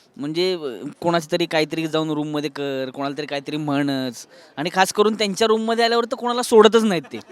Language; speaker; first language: Marathi; native; Marathi